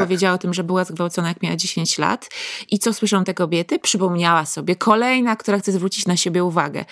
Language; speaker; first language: Polish; native; Polish